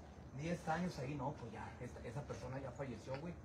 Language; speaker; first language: Spanish; native; Spanish